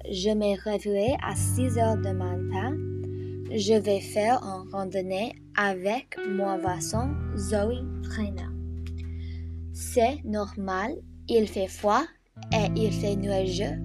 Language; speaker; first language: French; non-native, learner; English